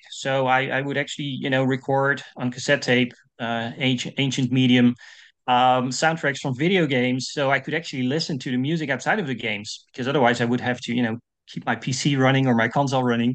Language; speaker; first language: English; non-native, fluent; Dutch